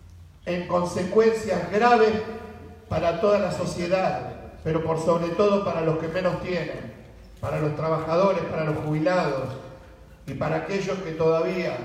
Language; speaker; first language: Spanish; native; Spanish